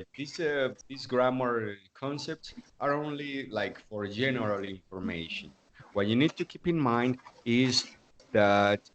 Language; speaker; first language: English; non-native, fluent; Spanish